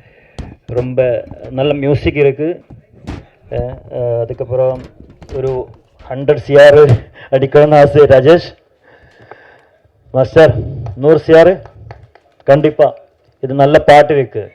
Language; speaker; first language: Tamil; non-native, learner; Malayalam